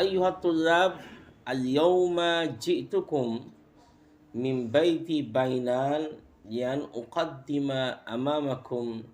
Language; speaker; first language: Arabic; non-native, fluent; Bangla